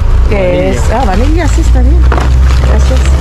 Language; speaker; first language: Spanish; non-native, learner; Filipino